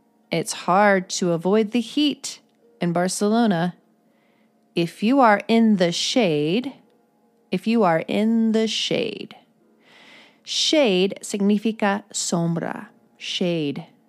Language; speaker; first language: English; native; English